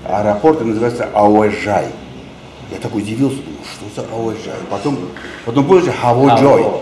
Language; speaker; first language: Russian; non-native, local second language; Tajik